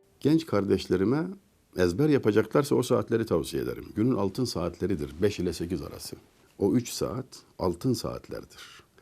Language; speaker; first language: Turkish; native; Turkish